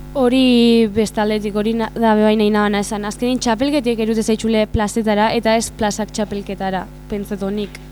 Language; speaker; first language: Basque; native; Basque